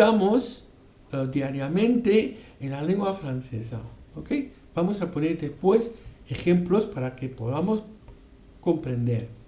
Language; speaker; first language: Spanish; non-native, fluent; French